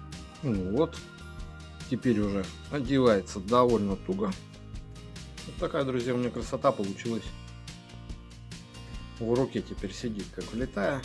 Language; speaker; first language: Russian; native; Russian